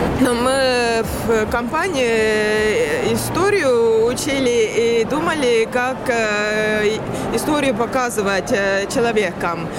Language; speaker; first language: Russian; non-native, learner; Estonian